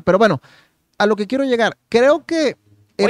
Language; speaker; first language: Spanish; native; Spanish